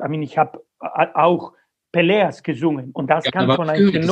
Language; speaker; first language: German; non-native, fluent; Spanish